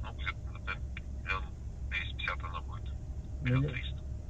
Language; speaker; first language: Russian; native; Russian